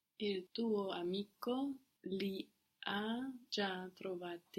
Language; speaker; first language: Italian; non-native, learner; English